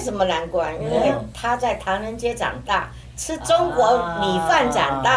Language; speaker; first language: Chinese; native; Chinese